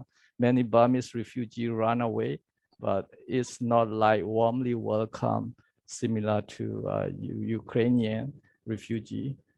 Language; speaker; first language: English; non-native, learner; Burmese